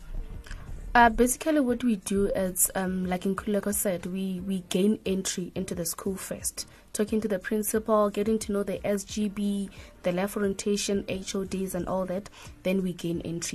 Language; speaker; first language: English; non-native, local second language; Northern Sotho